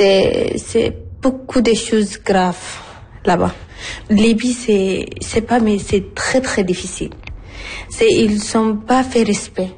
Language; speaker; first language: French; non-native, learner; Arabic